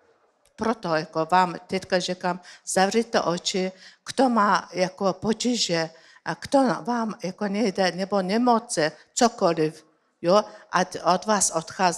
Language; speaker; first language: Czech; non-native, learner; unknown